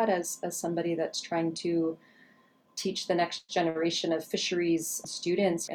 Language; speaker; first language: English; native; English